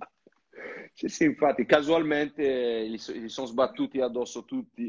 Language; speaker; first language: Italian; non-native, fluent; French